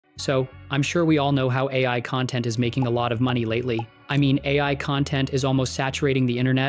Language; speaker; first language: English; native; English